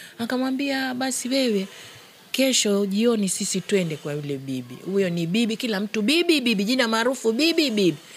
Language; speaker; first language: Swahili; native; Swahili